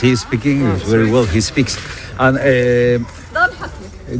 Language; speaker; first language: English; non-native, learner; Spanish